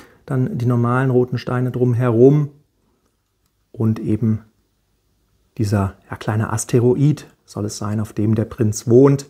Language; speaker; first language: German; native; German